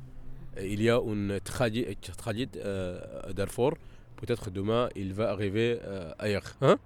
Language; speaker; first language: French; non-native, fluent; Arabic